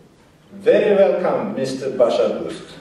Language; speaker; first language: English; non-native, fluent; Swedish